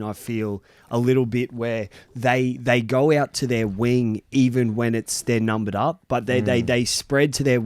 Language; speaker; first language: English; native; English